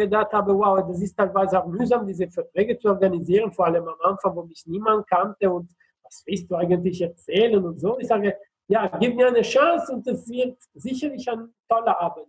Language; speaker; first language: German; non-native, fluent; Italian